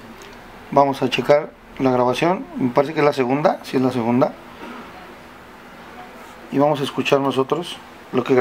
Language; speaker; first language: Spanish; native; Spanish